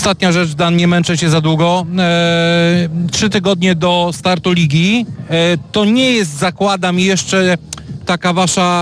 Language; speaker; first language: Polish; native; Polish